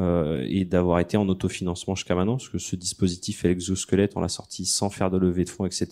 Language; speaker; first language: French; native; French